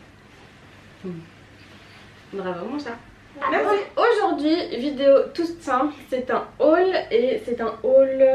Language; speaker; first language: French; native; French